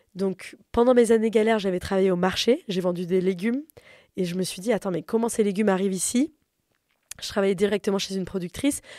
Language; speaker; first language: French; native; French